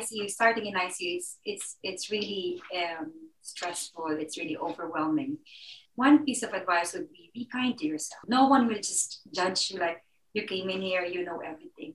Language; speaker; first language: English; non-native, local second language; Filipino